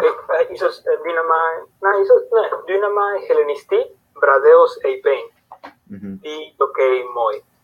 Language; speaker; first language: Greek; non-native, fluent; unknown